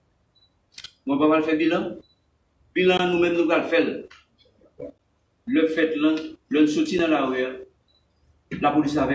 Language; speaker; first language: French; non-native, local second language; Haitian Creole